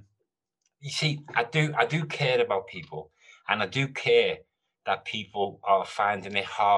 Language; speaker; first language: English; native; English